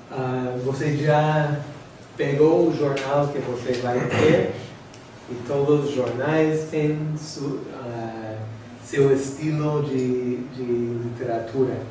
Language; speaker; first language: Portuguese; non-native, fluent; English